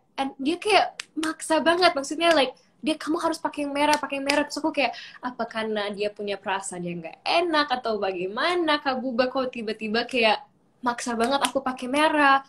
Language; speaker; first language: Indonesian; early bilingual, heritage; Indonesian